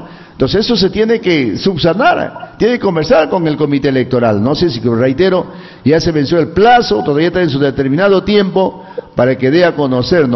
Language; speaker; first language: Spanish; native; Spanish